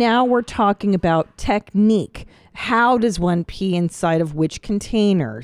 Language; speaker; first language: English; native; English